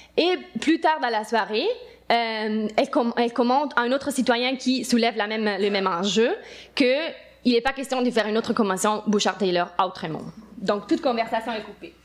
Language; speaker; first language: French; non-native, fluent; Italian